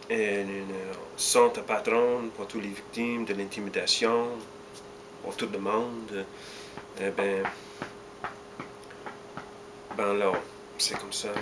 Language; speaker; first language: French; early bilingual, heritage; French